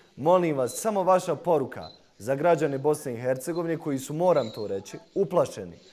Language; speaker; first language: Croatian; native; Croatian